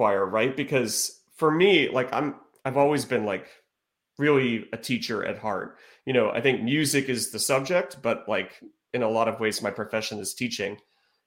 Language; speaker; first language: English; native; English